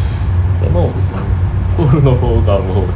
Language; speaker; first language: Japanese; non-native, learner; Korean